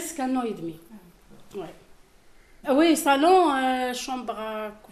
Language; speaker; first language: French; non-native, local second language; Arabic